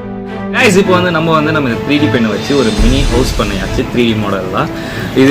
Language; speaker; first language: Tamil; native; Tamil